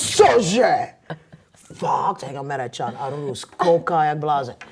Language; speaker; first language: Czech; non-native, fluent; English